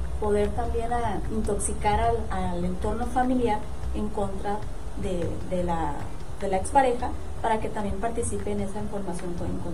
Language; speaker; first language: Spanish; native; Spanish